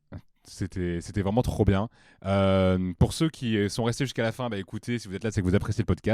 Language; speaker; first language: French; native; French